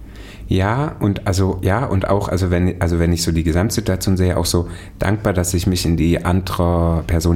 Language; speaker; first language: German; native; German